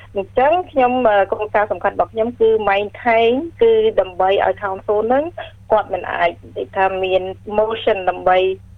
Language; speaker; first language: Khmer; early bilingual, heritage; Khmer